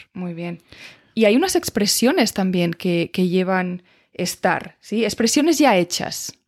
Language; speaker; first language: Spanish; native; Spanish